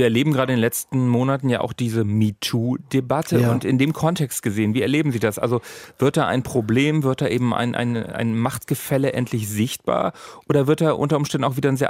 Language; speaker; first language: German; native; German